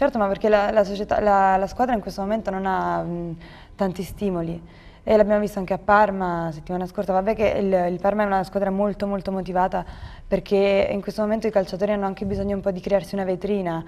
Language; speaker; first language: Italian; native; Italian